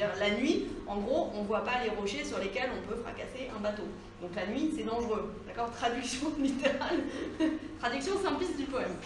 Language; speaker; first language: French; native; French